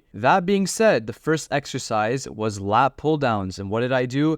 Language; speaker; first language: English; native; English